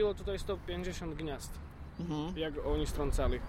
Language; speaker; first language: Polish; non-native, learner; Slovak